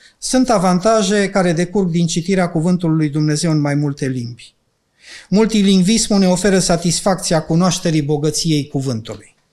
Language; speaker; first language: Romanian; non-native, local second language; Ukrainian